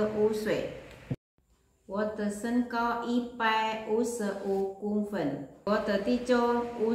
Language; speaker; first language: Chinese; non-native, learner; Indonesian